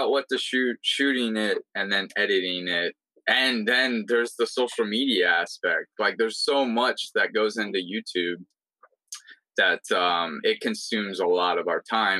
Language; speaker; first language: English; native; English